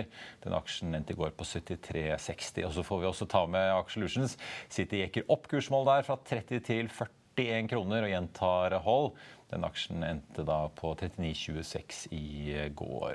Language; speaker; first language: Norwegian; native; Norwegian